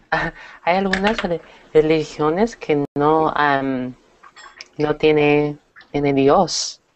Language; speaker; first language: Spanish; non-native, learner; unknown